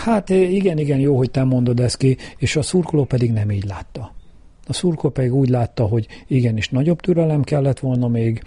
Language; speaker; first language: Hungarian; native; Hungarian